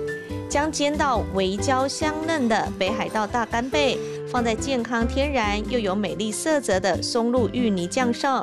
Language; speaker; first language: Chinese; native; Chinese